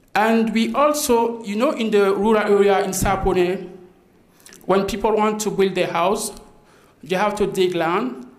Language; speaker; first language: English; non-native, fluent; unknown